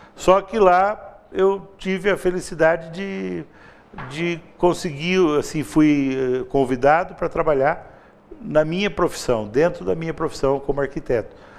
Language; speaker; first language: Portuguese; native; Portuguese